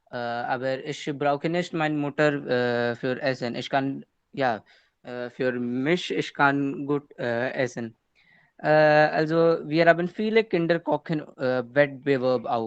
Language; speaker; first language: German; non-native, learner; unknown